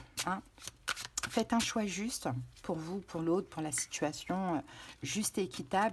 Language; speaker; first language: French; native; French